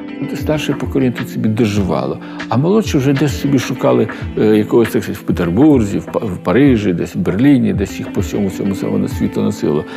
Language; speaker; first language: Ukrainian; native; Ukrainian